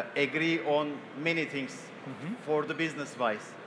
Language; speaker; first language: English; non-native, fluent; Turkish